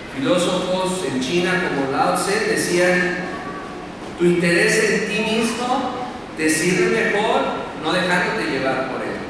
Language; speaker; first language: Spanish; native; Spanish